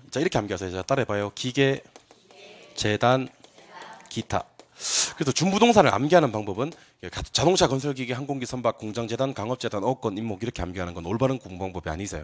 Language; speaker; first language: Korean; native; Korean